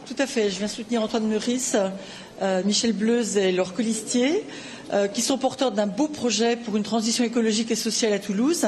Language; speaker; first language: French; native; French